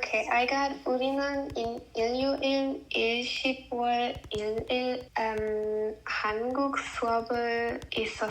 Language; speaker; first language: Korean; non-native, learner; English